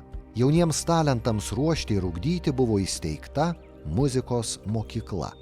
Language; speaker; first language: Lithuanian; native; Lithuanian